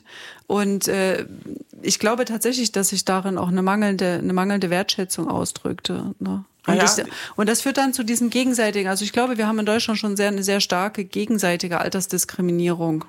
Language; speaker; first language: German; native; German